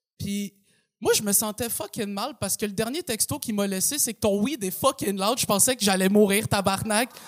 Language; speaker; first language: French; early bilingual, other home language; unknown